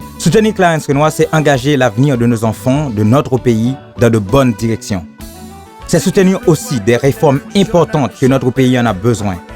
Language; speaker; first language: French; non-native, local second language; Haitian Creole